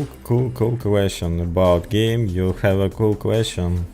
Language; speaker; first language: English; non-native, learner; Ukrainian